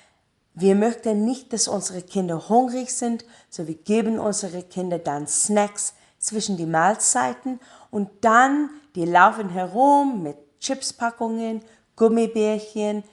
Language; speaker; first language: German; non-native, learner; English